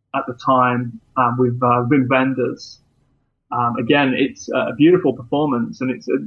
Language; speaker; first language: English; native; English